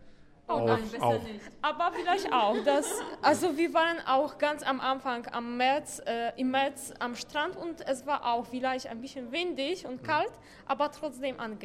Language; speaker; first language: German; non-native, fluent; Polish